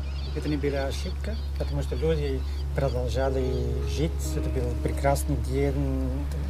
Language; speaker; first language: Russian; non-native, learner; Dutch